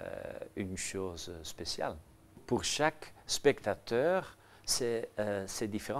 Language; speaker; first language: French; non-native, local second language; Dutch